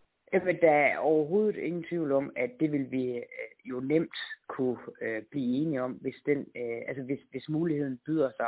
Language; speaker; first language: Danish; native; Danish